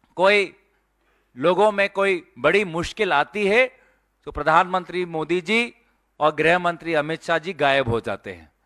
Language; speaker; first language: Hindi; non-native, local second language; Assamese